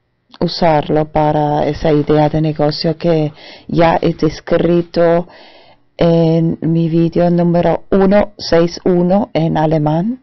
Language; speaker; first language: Spanish; non-native, fluent; German